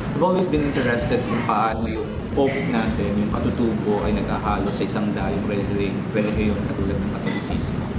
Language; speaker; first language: Filipino; non-native, local second language; Bikol